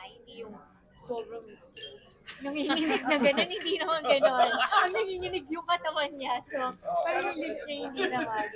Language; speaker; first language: Filipino; native; Filipino